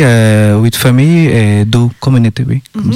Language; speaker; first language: French; non-native, learner; Bangla